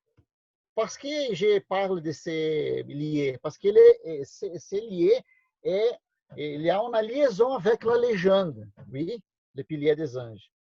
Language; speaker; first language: French; non-native, learner; Portuguese